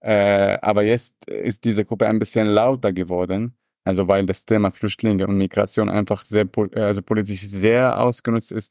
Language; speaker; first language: German; non-native, fluent; Arabic